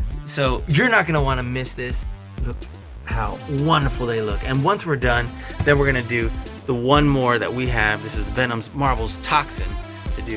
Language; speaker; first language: English; native; English